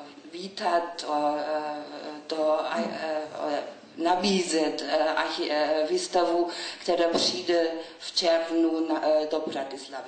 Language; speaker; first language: Czech; non-native, learner; German